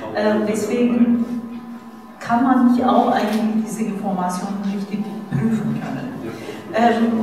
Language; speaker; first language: German; non-native, fluent; Turkish